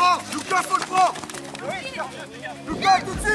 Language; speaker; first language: French; native; French